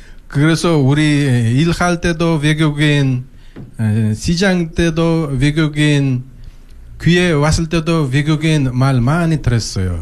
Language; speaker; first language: Korean; non-native, learner; Russian